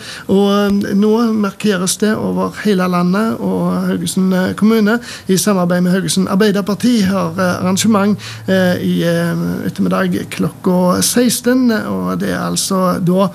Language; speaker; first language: Norwegian; native; Norwegian